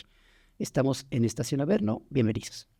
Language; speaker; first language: Spanish; native; Spanish